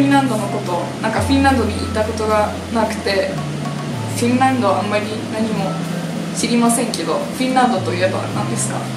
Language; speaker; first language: Japanese; non-native, fluent; English